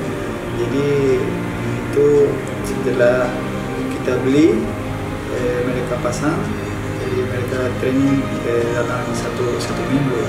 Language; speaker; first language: Indonesian; non-native, fluent; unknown